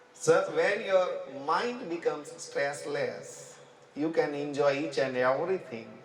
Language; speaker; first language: English; non-native, local second language; Gujarati